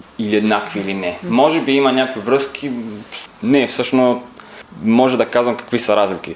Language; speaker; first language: Bulgarian; non-native, fluent; Italian